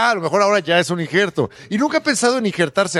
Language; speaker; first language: Spanish; native; Spanish